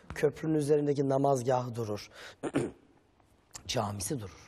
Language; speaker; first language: Turkish; native; Turkish